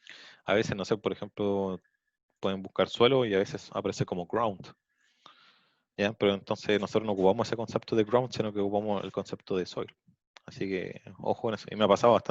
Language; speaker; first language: Spanish; native; Spanish